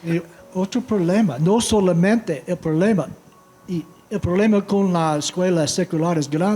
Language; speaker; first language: Spanish; non-native, fluent; English